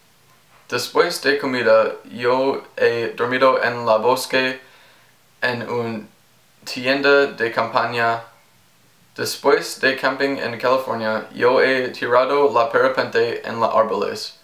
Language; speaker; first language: Spanish; non-native, learner; English